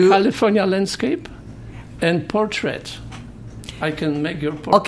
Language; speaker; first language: English; non-native, fluent; Polish